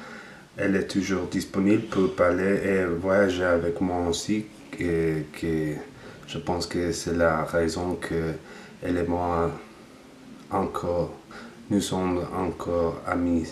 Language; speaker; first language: French; non-native, learner; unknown